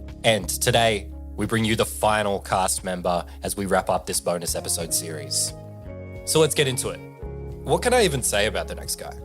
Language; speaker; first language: English; native; English